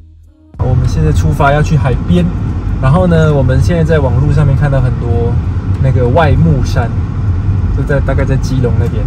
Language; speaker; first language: Chinese; native; Chinese